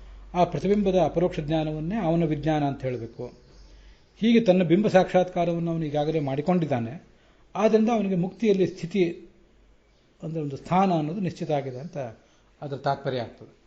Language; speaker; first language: Kannada; native; Kannada